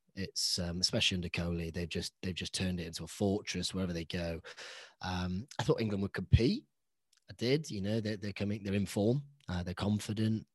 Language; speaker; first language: English; early bilingual, other home language; Hindi